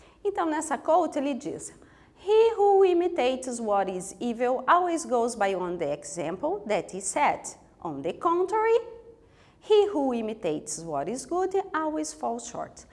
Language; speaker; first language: English; non-native, fluent; Portuguese